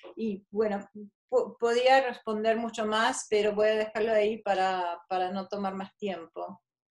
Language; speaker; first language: Spanish; non-native, fluent; English